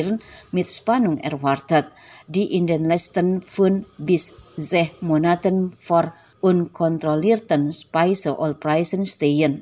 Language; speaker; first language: German; non-native, fluent; Indonesian